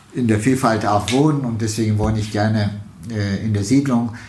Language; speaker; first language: German; non-native, fluent; Turkish